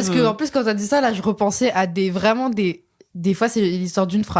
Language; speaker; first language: French; native; French